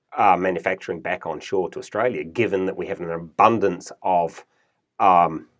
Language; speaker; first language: English; native; English